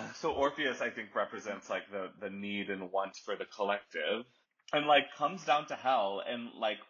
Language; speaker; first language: English; native; English